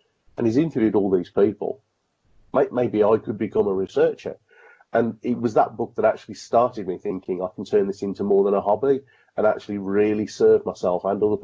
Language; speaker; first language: English; native; English